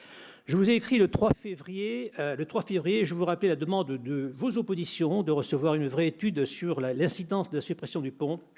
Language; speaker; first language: French; native; French